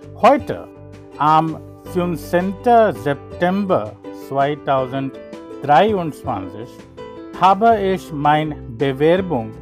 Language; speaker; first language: German; non-native, learner; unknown